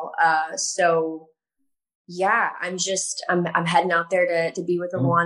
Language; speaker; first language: English; native; English